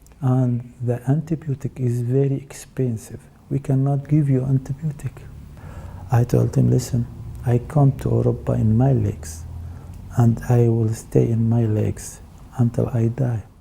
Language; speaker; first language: English; non-native, learner; Arabic